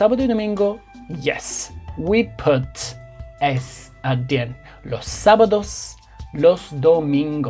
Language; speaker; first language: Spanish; non-native, fluent; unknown